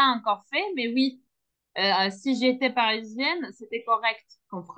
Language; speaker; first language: French; non-native, fluent; Turkish